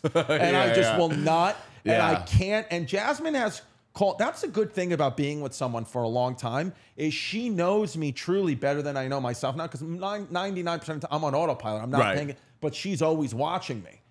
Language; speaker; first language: English; native; English